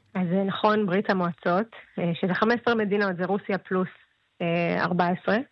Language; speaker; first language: Hebrew; early bilingual, other home language; Russian